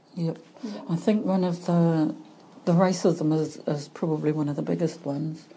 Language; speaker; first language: English; native; English